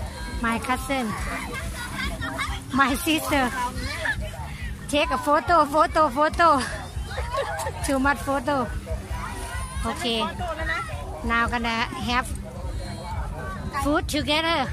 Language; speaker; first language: English; non-native, learner; Thai